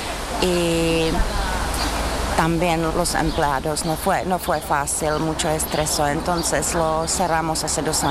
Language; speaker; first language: Spanish; non-native, learner; Czech